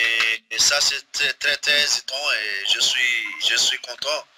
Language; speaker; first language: French; non-native, learner; Portuguese